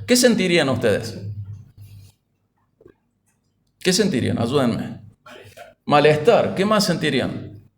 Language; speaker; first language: Spanish; native; Spanish